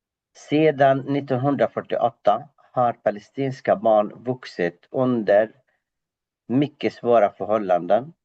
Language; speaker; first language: Swedish; non-native, fluent; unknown